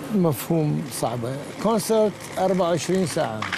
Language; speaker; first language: Arabic; native; Arabic